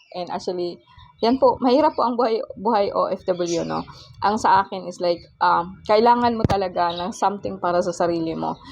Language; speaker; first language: Filipino; non-native, local second language; Cebuano